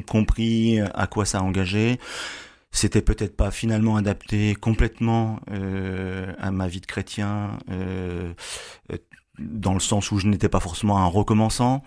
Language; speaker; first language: French; native; French